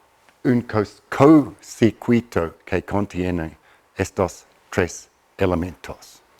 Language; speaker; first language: Spanish; non-native, fluent; English